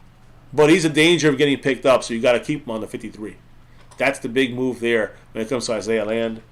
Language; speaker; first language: English; native; English